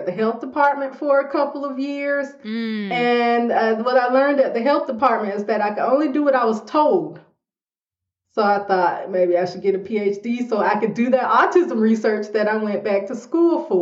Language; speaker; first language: English; native; English